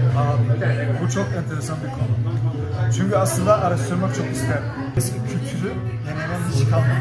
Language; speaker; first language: Turkish; early bilingual, heritage; German